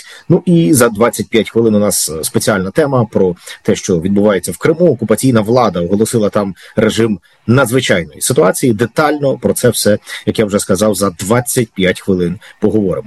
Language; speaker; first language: Ukrainian; native; Ukrainian